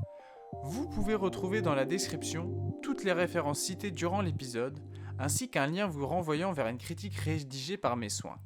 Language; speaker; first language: French; native; French